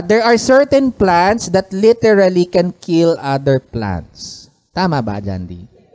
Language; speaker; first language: English; non-native, local second language; Filipino